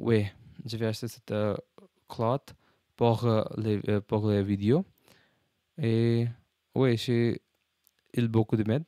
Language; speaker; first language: French; non-native, learner; English